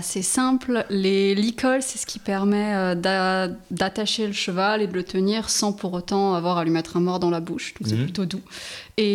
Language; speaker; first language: French; native; French